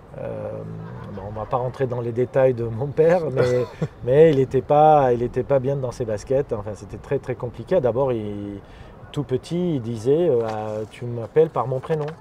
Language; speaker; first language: French; non-native, fluent; Armenian